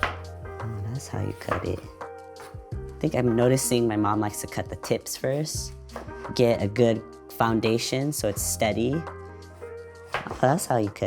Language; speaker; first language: English; early bilingual, other home language; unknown